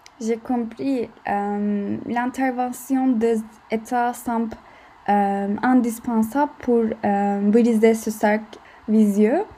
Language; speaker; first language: French; non-native, learner; Turkish